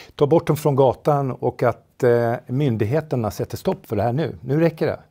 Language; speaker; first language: Swedish; native; Swedish